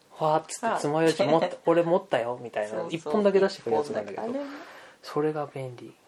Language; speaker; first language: Japanese; native; Japanese